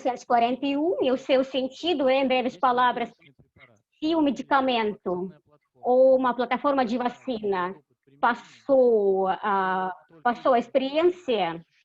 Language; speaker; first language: Portuguese; non-native, fluent; Russian